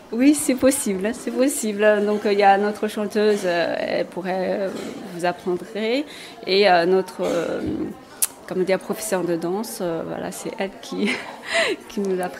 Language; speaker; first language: French; non-native, learner; Chinese